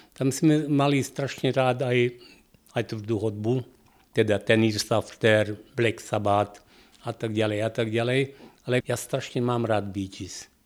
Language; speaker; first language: Slovak; non-native, local second language; Hungarian